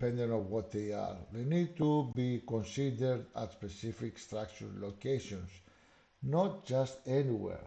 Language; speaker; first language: English; non-native, fluent; Greek